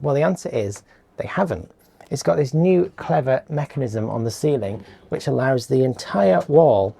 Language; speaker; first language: English; native; English